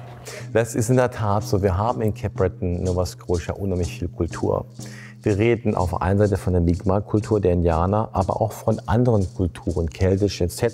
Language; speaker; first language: German; native; German